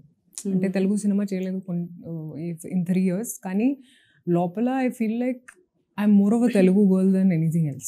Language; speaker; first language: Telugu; non-native, fluent; Hindi